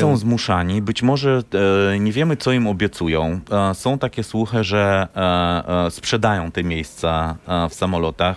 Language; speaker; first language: Polish; non-native, fluent; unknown